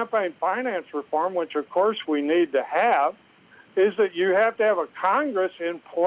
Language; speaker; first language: English; native; English